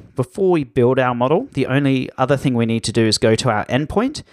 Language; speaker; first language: English; native; English